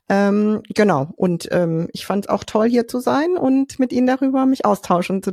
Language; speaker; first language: German; native; German